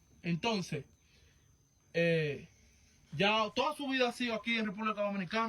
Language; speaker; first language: Spanish; native; Spanish